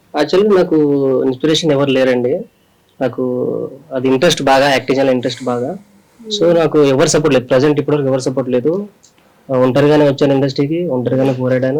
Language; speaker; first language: Telugu; native; Telugu